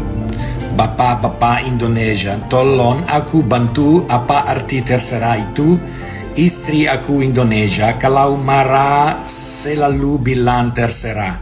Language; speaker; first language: Indonesian; non-native, learner; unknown